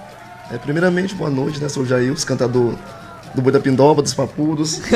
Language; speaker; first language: Portuguese; native; Portuguese